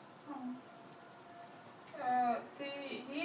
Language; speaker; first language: Russian; native; Russian